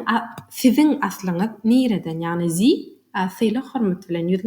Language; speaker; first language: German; non-native, fluent; Turkmen